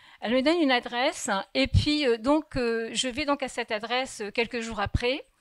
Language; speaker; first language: French; early bilingual, other home language; Kabyle